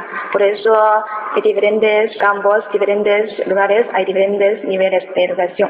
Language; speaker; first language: Spanish; non-native, learner; Chinese